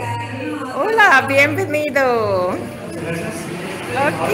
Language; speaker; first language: Spanish; non-native, learner; English